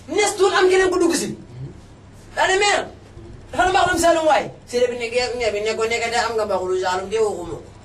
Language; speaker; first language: Wolof; non-native, local second language; Fula